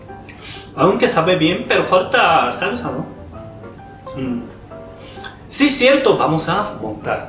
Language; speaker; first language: Spanish; non-native, learner; Japanese